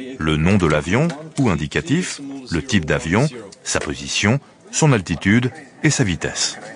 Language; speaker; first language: French; native; French